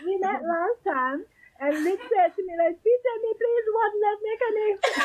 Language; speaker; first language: English; non-native, fluent; Thai